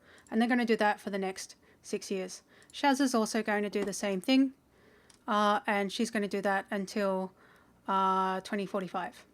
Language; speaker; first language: English; native; English